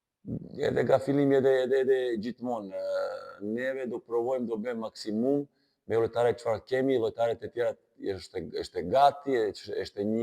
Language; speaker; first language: Albanian; non-native, learner; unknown